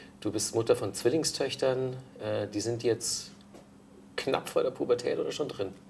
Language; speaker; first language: German; native; German